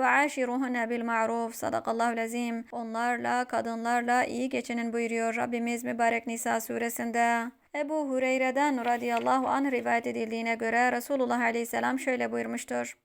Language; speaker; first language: Turkish; native; Turkish